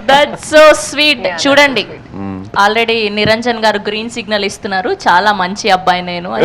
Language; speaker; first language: Telugu; native; Telugu